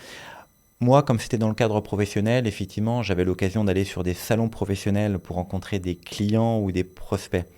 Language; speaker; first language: French; native; French